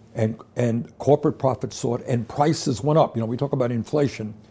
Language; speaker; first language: English; native; English